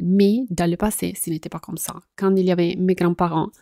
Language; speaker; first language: French; non-native, fluent; Italian